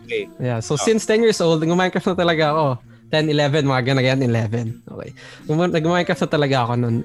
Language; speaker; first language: English; non-native, local second language; Hiligaynon